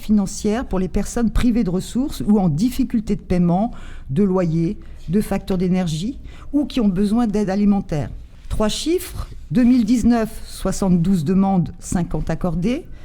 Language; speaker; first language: French; native; French